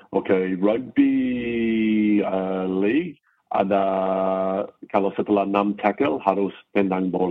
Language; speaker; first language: Indonesian; non-native, fluent; English